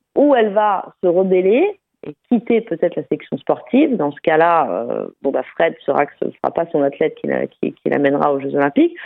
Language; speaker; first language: French; native; French